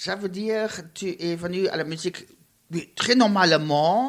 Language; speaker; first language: French; non-native, learner; Luxembourgish